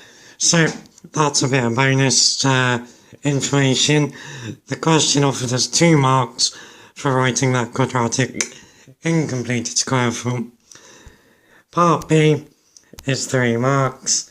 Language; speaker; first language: English; native; English